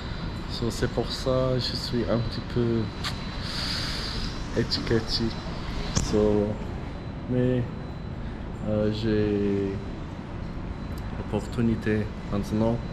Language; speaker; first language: French; non-native, learner; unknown